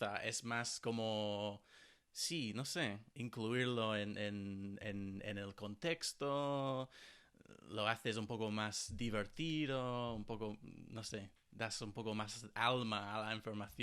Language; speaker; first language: Spanish; non-native, fluent; English